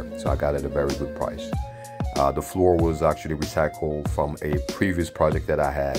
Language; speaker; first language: English; non-native, fluent; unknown